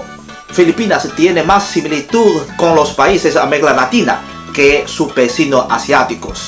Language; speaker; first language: Spanish; non-native, fluent; Chinese